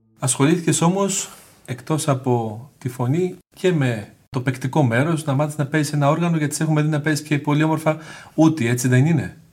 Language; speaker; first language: Greek; native; Greek